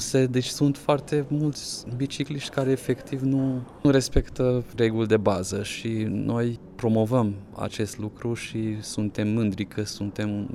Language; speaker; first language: Romanian; non-native, local second language; Hungarian